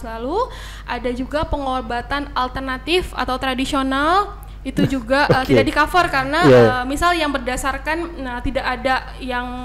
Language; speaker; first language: Indonesian; native; Indonesian